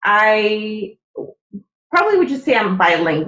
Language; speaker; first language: English; non-native, fluent; Czech